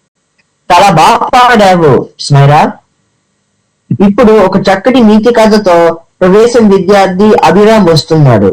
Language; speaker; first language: Telugu; early bilingual, heritage; Telugu